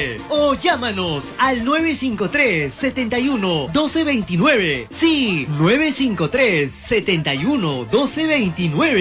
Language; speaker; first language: Spanish; native; Spanish